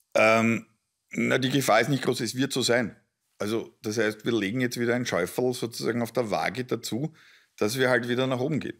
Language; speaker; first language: German; native; German